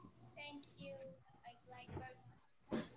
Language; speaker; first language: English; non-native, learner; Spanish